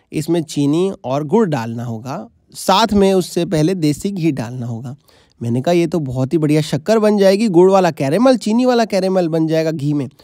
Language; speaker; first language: Hindi; native; Hindi